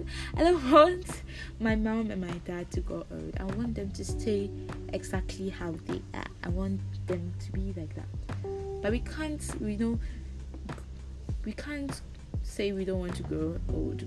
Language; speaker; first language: English; non-native, local second language; Akan